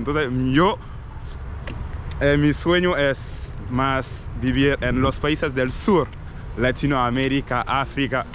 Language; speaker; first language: Spanish; non-native, learner; French